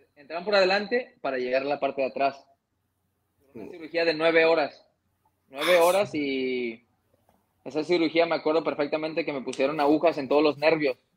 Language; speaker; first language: Spanish; early bilingual, heritage; Spanish